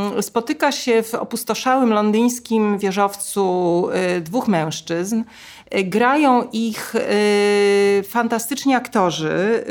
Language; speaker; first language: Polish; native; Polish